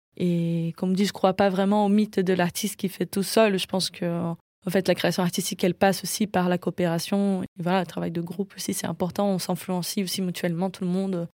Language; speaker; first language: French; non-native, fluent; Portuguese